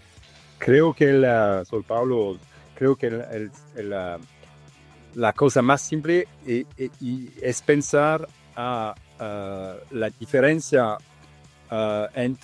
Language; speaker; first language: Spanish; non-native, learner; Italian